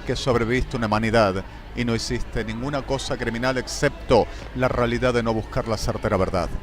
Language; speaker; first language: Spanish; native; Spanish